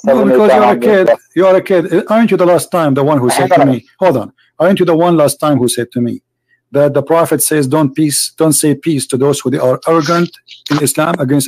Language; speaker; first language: English; non-native, fluent; Arabic